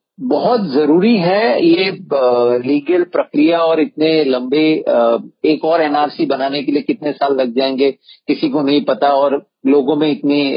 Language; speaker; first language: Hindi; non-native, local second language; Assamese